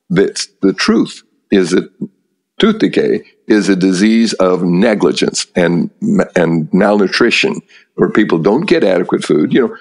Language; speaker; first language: English; native; English